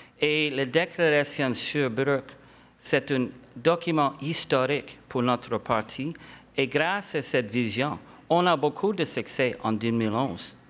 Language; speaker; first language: French; non-native, local second language; English